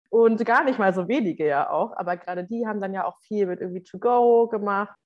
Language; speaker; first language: German; native; German